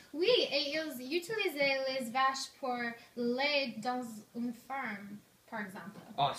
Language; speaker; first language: French; non-native, learner; English